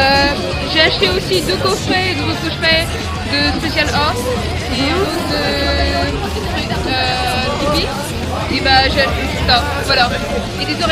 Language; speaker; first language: French; native; French